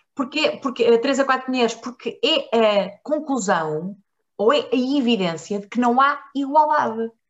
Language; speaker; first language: Portuguese; native; Portuguese